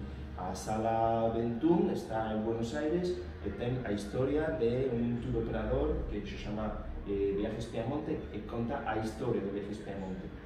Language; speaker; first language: Portuguese; non-native, fluent; Spanish